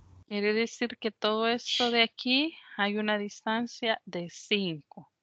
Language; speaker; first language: Spanish; native; Spanish